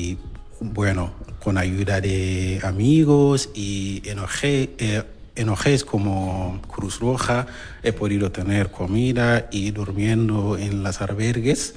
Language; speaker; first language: Spanish; non-native, learner; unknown